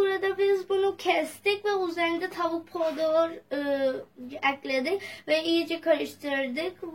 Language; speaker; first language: Turkish; non-native, learner; Urdu